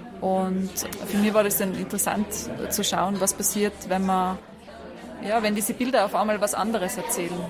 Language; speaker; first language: German; native; German